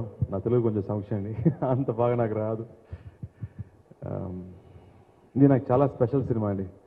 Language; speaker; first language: Telugu; non-native, local second language; Tamil